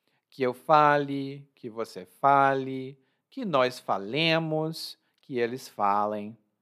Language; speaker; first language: Portuguese; native; Portuguese